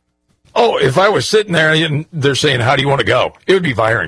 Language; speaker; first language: English; native; English